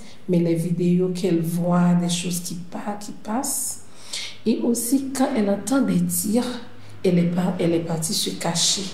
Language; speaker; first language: French; non-native, local second language; Haitian Creole